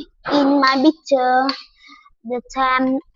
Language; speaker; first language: English; non-native, learner; Vietnamese